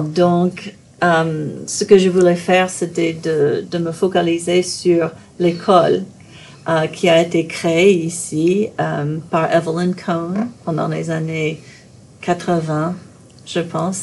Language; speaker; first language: French; non-native, fluent; English